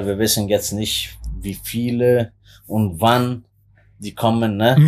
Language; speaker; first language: German; non-native, fluent; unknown